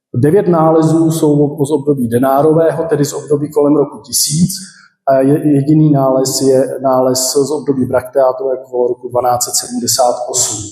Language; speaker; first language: Czech; native; Czech